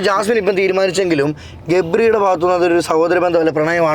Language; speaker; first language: Malayalam; native; Malayalam